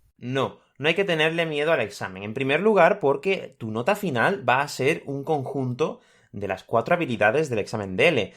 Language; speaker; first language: Spanish; native; Spanish